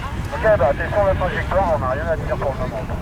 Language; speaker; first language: French; native; French